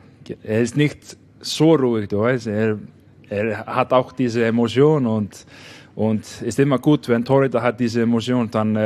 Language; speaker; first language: German; non-native, learner; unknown